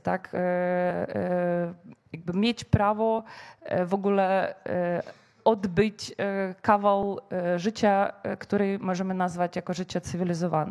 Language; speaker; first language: Polish; non-native, fluent; Ukrainian